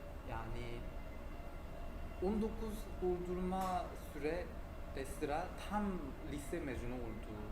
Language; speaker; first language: Turkish; non-native, fluent; Korean